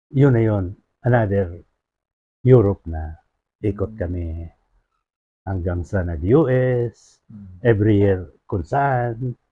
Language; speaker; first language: Filipino; non-native, local second language; Bikol